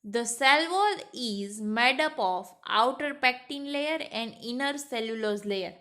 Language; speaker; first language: English; non-native, local second language; Gujarati